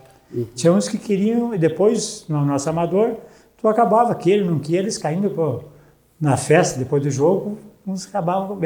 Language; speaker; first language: Portuguese; native; Portuguese